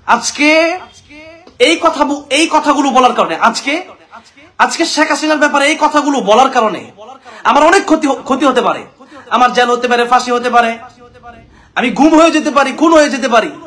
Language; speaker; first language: Bangla; native; Bangla